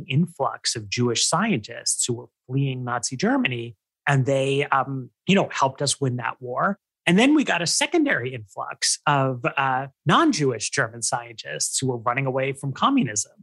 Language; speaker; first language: English; native; English